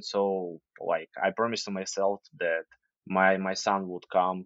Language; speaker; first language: English; non-native, fluent; Ukrainian